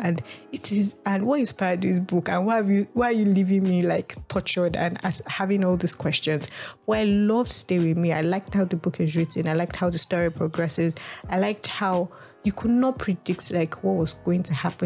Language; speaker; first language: English; non-native, local second language; Yoruba